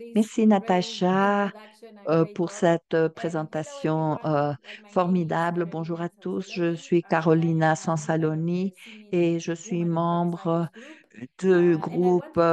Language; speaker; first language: French; non-native, fluent; Portuguese